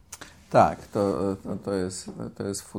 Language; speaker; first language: Czech; non-native, learner; Polish